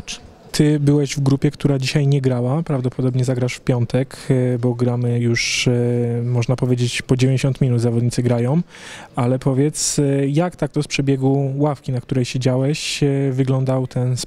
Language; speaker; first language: Polish; native; Polish